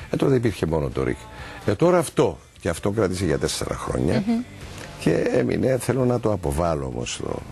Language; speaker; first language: Greek; early bilingual, heritage; Greek